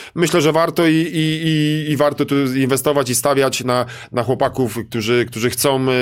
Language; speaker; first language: Polish; native; Polish